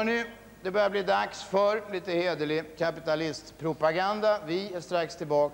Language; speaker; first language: Swedish; native; Swedish